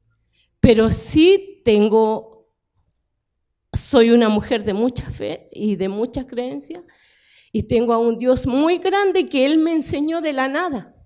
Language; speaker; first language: Spanish; non-native, local second language; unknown